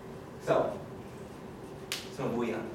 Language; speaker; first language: Chinese; non-native, fluent; English